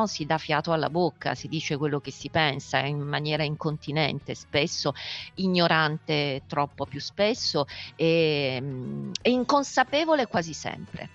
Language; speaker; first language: Italian; native; Italian